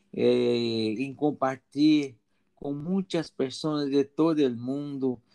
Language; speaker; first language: Spanish; non-native, learner; Portuguese